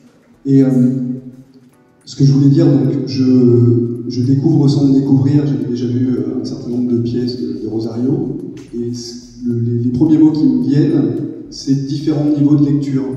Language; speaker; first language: French; native; French